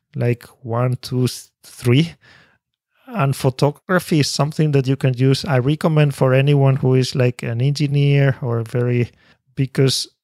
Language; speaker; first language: English; non-native, fluent; Spanish